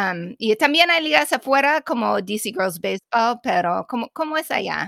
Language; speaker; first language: Spanish; non-native, fluent; English